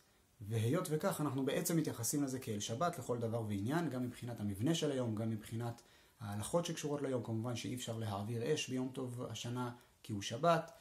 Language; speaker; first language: Hebrew; native; Hebrew